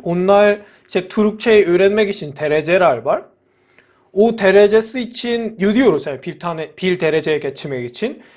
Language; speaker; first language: Turkish; non-native, fluent; Korean